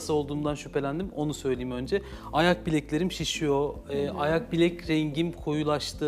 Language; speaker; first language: Turkish; native; Turkish